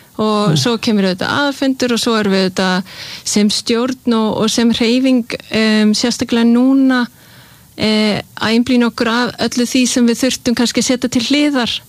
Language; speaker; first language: Icelandic; non-native, fluent; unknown